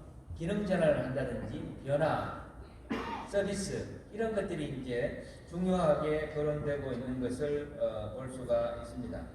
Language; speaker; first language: Korean; native; Korean